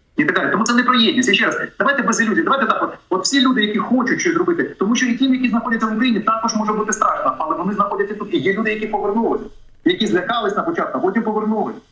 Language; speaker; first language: Ukrainian; native; Ukrainian